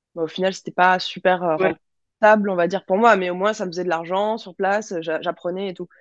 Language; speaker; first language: French; native; French